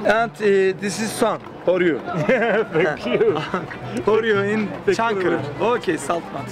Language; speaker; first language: English; non-native, learner; Turkish